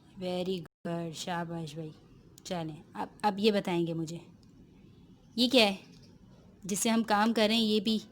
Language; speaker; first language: Urdu; native; Urdu